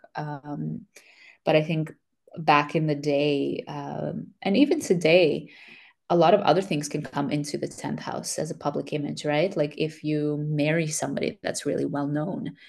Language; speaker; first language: English; early bilingual, other home language; Macedonian